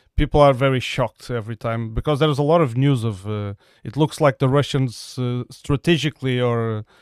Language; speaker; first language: English; non-native, fluent; Portuguese